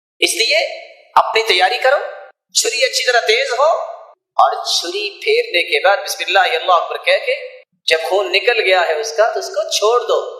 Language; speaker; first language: Urdu; non-native, local second language; Punjabi